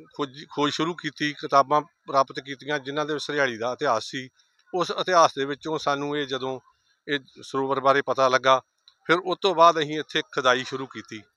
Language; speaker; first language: Punjabi; native; Punjabi